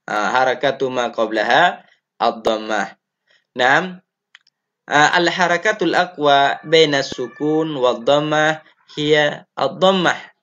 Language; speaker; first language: Arabic; non-native, fluent; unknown